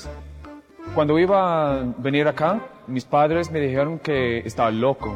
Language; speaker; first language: Spanish; non-native, fluent; English